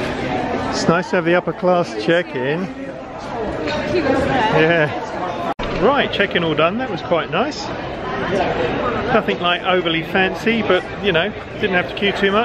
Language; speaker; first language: English; native; English